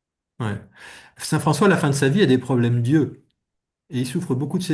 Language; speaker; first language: French; native; French